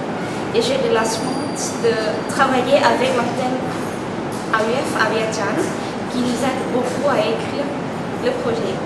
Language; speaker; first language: French; non-native, fluent; Lao